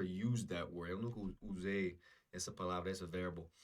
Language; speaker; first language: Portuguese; non-native, fluent; English